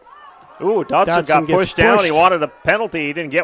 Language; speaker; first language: English; native; English